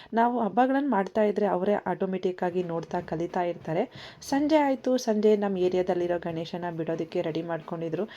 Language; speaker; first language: Kannada; native; Kannada